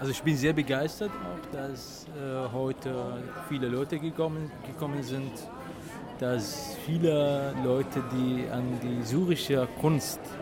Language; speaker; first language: German; non-native, fluent; Arabic